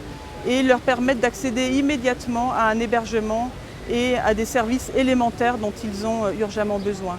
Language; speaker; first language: French; native; French